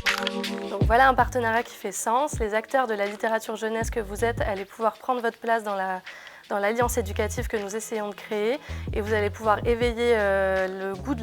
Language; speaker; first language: French; native; French